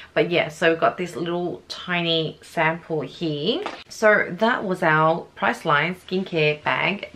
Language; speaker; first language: English; native; English